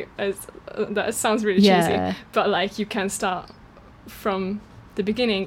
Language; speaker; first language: English; non-native, fluent; Hungarian